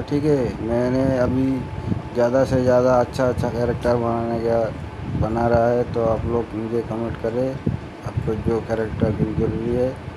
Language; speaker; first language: Hindi; non-native, local second language; Bangla